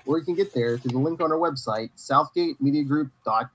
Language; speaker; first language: English; native; English